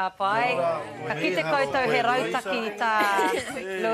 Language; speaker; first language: Māori; non-native, learner; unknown